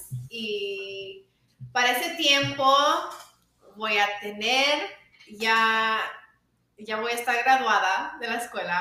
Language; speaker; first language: Spanish; early bilingual, other home language; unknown